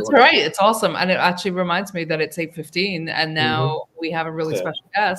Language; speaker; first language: English; native; English